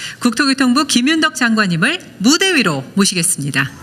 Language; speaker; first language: Korean; native; Korean